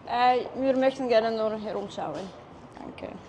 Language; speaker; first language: German; non-native, fluent; Russian